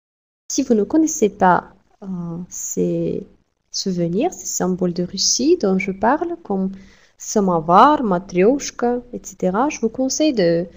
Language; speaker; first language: French; non-native, fluent; Russian